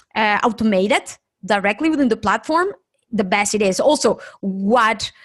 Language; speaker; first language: English; non-native, fluent; Spanish